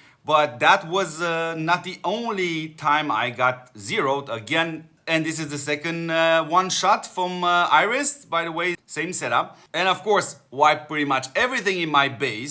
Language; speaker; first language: English; non-native, fluent; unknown